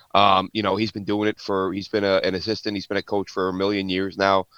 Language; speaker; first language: English; native; English